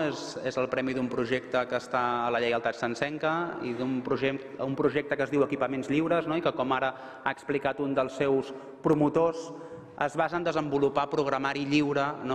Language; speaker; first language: Catalan; native; Catalan